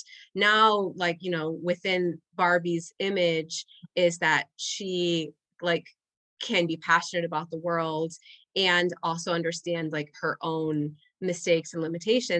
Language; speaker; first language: English; non-native, fluent; Spanish